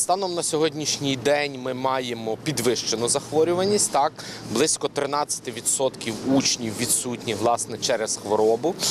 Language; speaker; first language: Ukrainian; native; Ukrainian